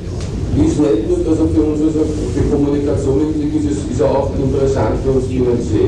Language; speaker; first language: German; native; German